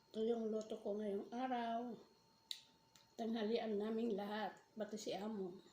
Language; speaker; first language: Filipino; non-native, local second language; Bikol